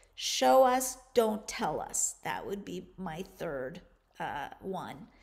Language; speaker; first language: English; native; English